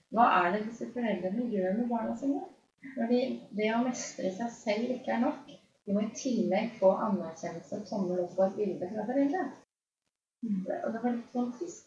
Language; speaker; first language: Norwegian; native; Norwegian